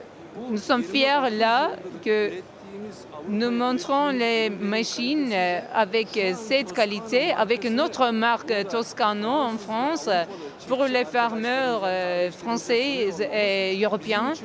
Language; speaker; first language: French; non-native, learner; Turkish